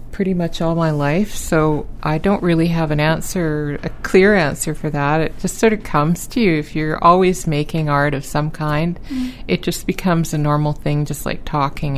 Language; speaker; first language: English; native; English